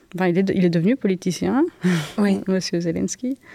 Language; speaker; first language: French; native; French